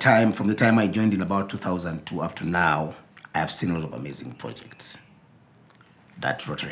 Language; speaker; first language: English; non-native, local second language; Ganda